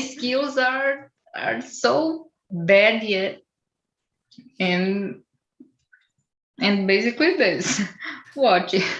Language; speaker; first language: English; non-native, learner; Portuguese